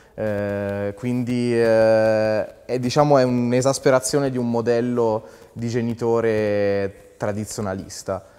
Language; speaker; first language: Italian; native; Italian